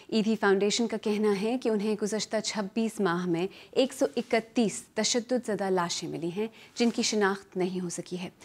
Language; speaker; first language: Urdu; native; Urdu